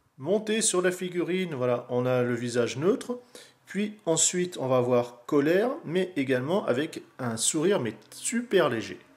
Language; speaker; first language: French; native; French